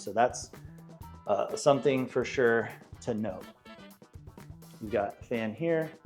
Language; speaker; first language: English; native; English